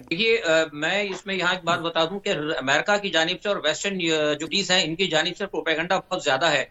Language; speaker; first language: Urdu; native; Urdu